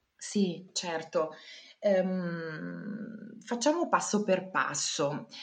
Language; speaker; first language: Italian; native; Italian